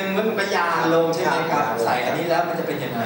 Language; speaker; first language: Thai; native; Thai